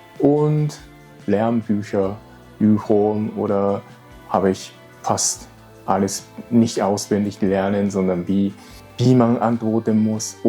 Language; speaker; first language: German; non-native, learner; Japanese